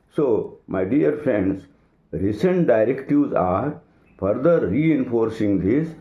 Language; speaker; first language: English; non-native, local second language; Marathi